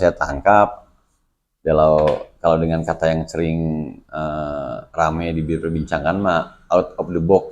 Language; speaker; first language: Indonesian; non-native, local second language; Sundanese